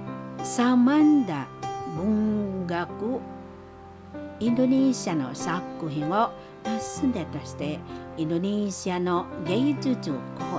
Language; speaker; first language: Japanese; non-native, fluent; Indonesian